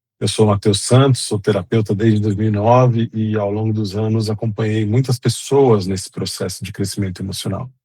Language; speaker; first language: Portuguese; native; Portuguese